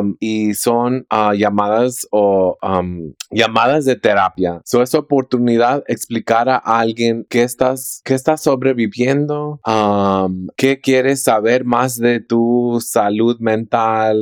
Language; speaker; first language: Spanish; early bilingual, heritage; Spanish